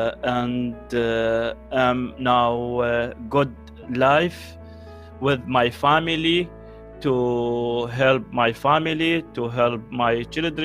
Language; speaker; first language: English; non-native, learner; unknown